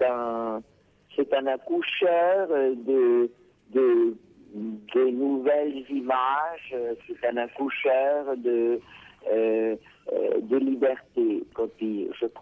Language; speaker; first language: French; non-native, fluent; Spanish